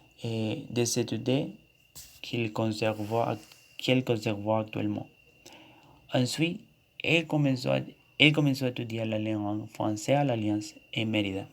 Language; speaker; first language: French; non-native, learner; Spanish